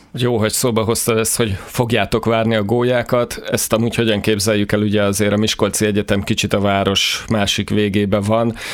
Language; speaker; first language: Hungarian; native; Hungarian